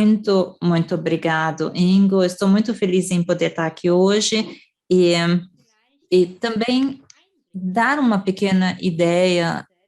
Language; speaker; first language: Portuguese; non-native, fluent; German